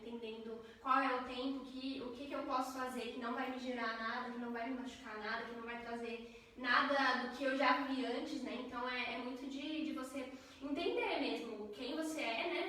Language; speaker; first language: Portuguese; native; Portuguese